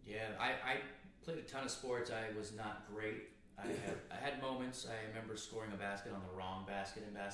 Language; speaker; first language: English; native; English